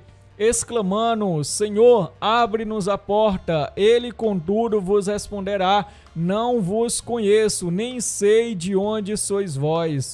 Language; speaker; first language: Portuguese; native; Portuguese